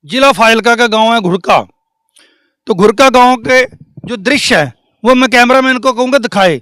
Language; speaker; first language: Hindi; non-native, local second language; Punjabi